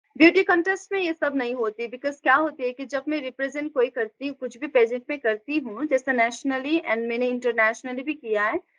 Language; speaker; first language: Hindi; non-native, local second language; Nepali